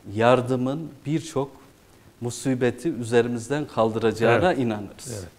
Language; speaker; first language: Turkish; native; Turkish